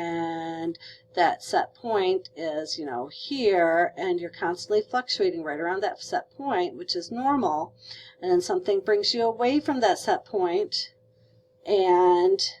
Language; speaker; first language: English; native; English